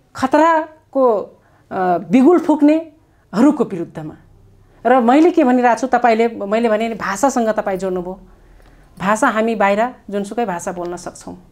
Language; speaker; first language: Nepali; non-native, local second language; Dangaura Tharu